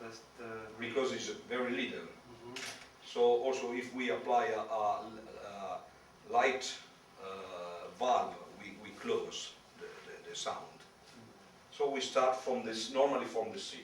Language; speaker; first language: English; non-native, learner; Italian